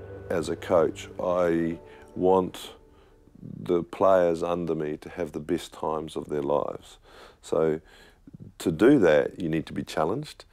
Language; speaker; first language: English; native; English